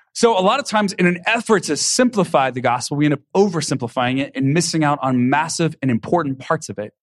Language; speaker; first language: English; native; English